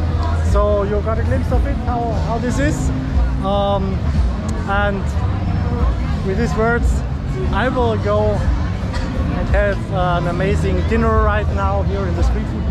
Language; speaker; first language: English; non-native, fluent; German